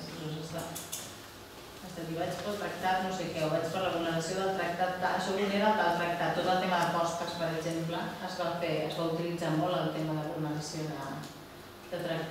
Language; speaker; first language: Catalan; native; Catalan